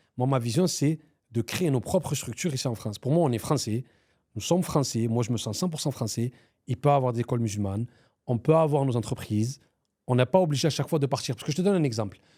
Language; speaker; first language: French; early bilingual, other home language; Arabic